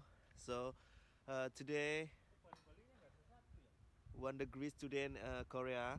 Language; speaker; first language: English; non-native, learner; Indonesian